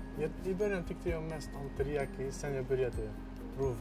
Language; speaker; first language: Swedish; non-native, fluent; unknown